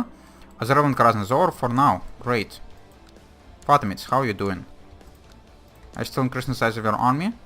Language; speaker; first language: English; non-native, fluent; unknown